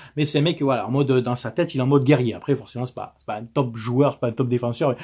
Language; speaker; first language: French; native; French